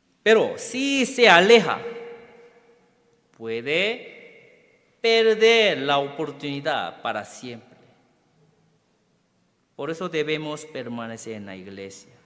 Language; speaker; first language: Spanish; non-native, learner; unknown